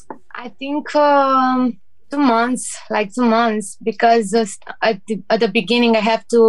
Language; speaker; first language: English; non-native, learner; Romanian